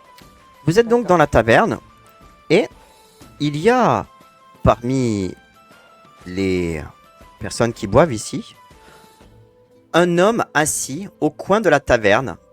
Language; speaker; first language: French; native; French